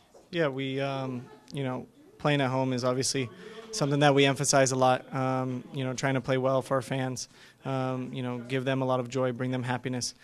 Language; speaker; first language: English; early bilingual, other home language; Spanish